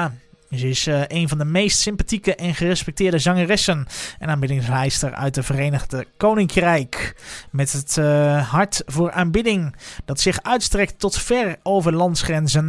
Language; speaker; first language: Dutch; native; Dutch